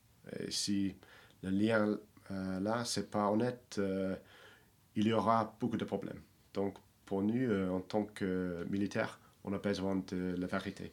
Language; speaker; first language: French; non-native, fluent; English